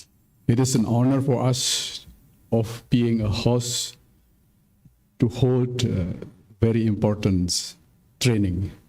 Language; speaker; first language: English; non-native, fluent; Indonesian